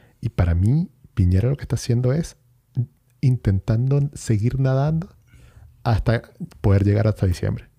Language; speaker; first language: Spanish; native; Spanish